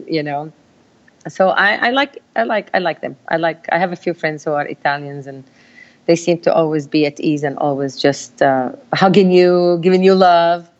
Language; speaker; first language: English; non-native, fluent; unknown